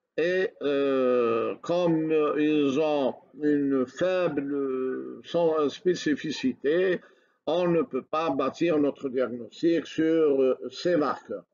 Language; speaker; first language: French; non-native, local second language; Arabic